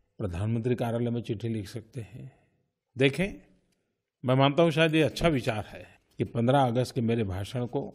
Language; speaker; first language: Hindi; non-native, local second language; Gujarati